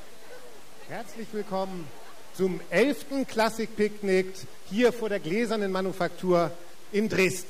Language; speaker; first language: German; native; German